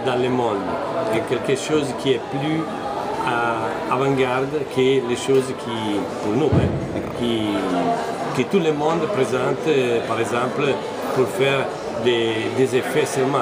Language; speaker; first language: French; non-native, fluent; Italian